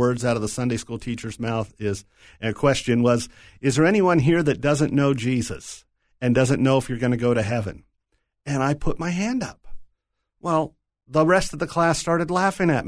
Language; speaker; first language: English; native; English